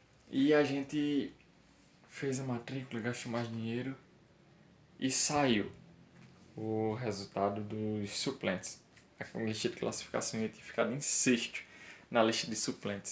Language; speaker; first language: Portuguese; native; Portuguese